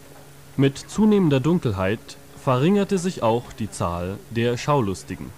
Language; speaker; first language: German; native; German